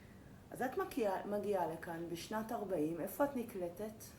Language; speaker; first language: Hebrew; native; Hebrew